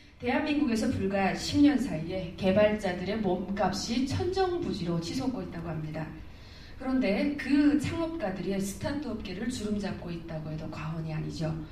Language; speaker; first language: Korean; native; Korean